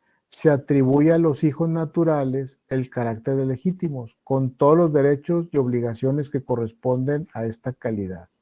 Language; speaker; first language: Spanish; native; Spanish